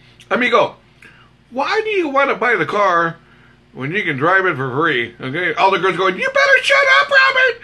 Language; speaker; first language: English; native; English